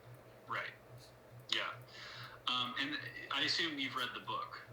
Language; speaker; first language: English; native; English